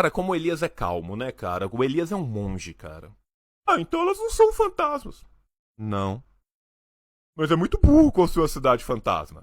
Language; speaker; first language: Portuguese; native; Portuguese